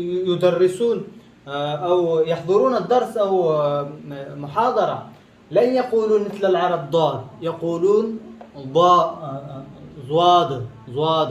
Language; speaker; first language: Arabic; non-native, learner; Pashto